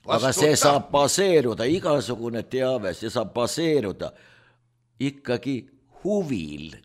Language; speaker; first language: Estonian; native; Estonian